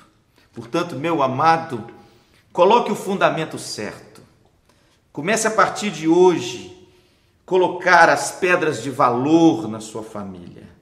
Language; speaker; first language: Portuguese; native; Portuguese